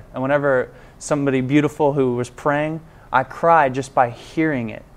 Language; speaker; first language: English; native; English